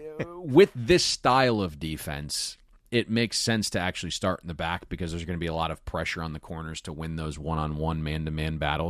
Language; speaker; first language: English; native; English